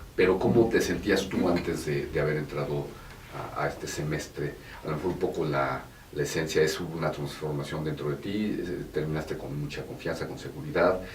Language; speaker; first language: Spanish; native; Spanish